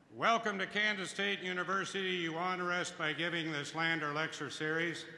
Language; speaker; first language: English; native; English